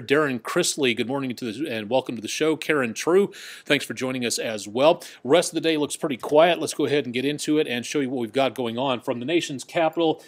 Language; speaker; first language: English; native; English